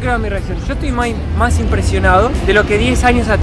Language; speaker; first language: Spanish; native; Spanish